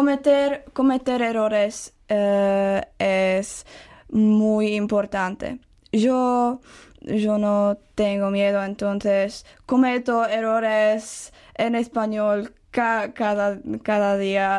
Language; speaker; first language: Spanish; non-native, learner; Czech